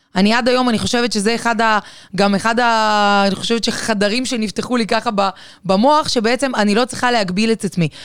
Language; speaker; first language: Hebrew; non-native, fluent; Bulgarian